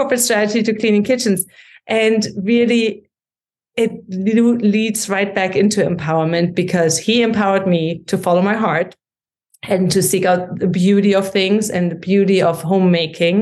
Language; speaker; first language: English; non-native, fluent; German